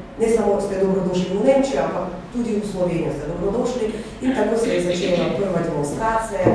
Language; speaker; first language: Slovenian; non-native, fluent; Russian